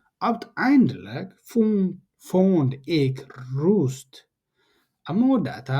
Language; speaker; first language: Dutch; non-native, fluent; Tigrinya